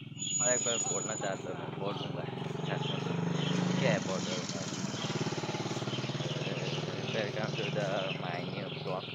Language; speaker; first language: Hindi; non-native, local second language; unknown